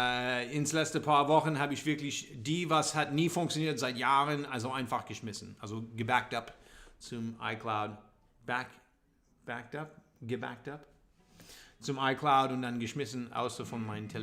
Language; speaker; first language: German; non-native, learner; English